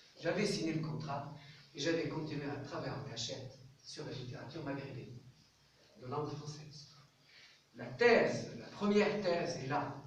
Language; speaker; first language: French; non-native, local second language; Arabic